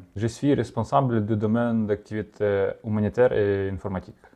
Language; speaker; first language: French; non-native, fluent; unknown